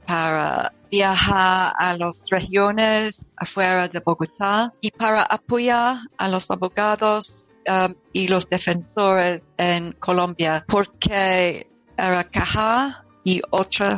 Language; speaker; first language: Spanish; non-native, learner; English